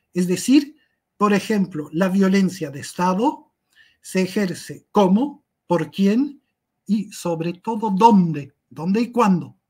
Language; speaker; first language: Spanish; native; Spanish